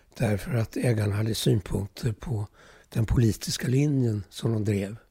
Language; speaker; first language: Swedish; early bilingual, other home language; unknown